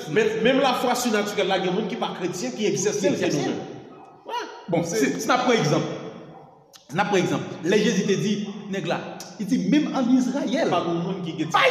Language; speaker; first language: French; non-native, local second language; Haitian Creole